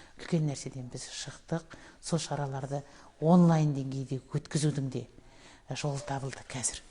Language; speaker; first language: Kazakh; native; Kazakh